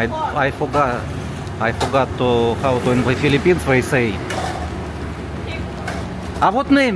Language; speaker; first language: English; non-native, learner; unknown